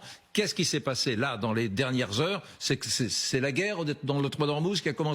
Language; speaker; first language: French; native; French